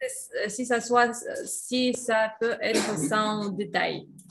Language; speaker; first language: French; non-native, fluent; Russian